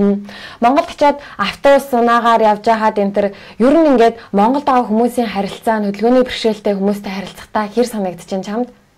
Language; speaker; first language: Mongolian; native; Mongolian